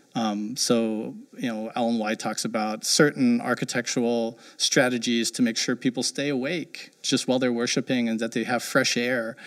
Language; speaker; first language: English; early bilingual, heritage; German